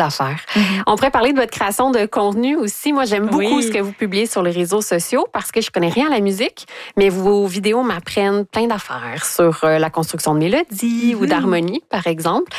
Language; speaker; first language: French; native; French